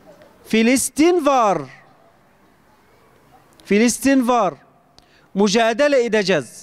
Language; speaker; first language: Turkish; non-native, fluent; Arabic